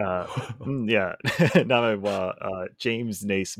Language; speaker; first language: Japanese; non-native, learner; English